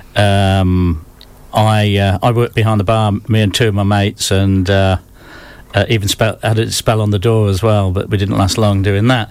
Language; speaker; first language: English; native; English